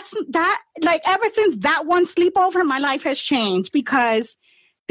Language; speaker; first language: English; native; English